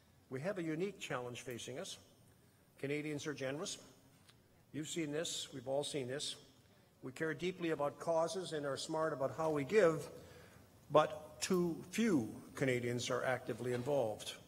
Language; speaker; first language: English; native; English